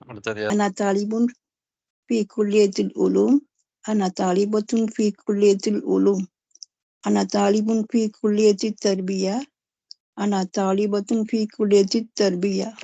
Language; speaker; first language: Arabic; non-native, learner; Tamil